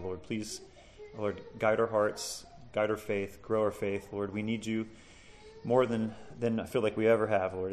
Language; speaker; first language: English; native; English